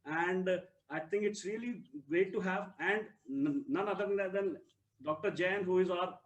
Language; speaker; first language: English; non-native, local second language; Hindi